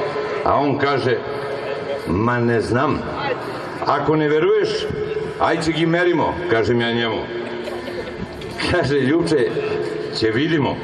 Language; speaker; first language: Bosnian; native; Bosnian